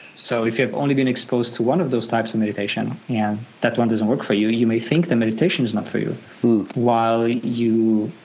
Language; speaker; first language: English; non-native, fluent; Portuguese